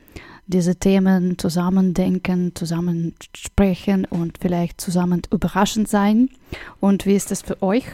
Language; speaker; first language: German; non-native, fluent; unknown